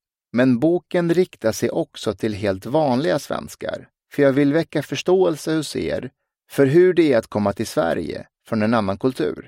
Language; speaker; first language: Swedish; early bilingual, other home language; Persian